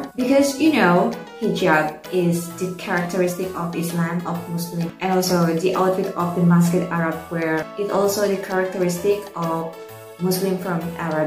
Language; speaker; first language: English; non-native, learner; Indonesian